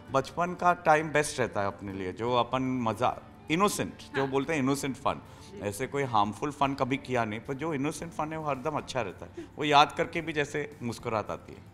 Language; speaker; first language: Hindi; native; Hindi